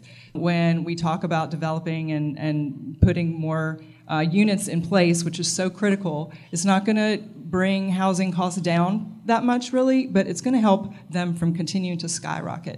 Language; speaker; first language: English; native; English